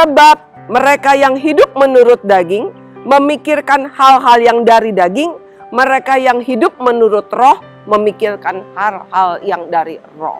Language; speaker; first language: Indonesian; native; Indonesian